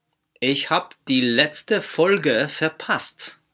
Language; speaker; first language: German; non-native, fluent; Polish